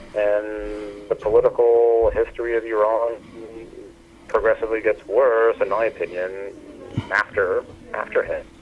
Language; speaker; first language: English; early bilingual, other home language; Persian